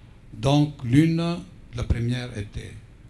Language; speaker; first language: French; non-native, fluent; Greek